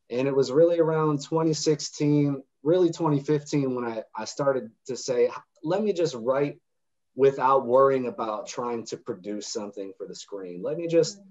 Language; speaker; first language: English; native; English